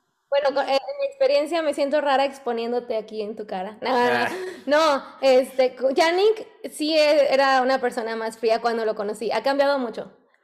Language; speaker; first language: Spanish; native; Spanish